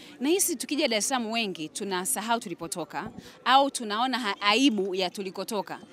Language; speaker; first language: Swahili; native; Swahili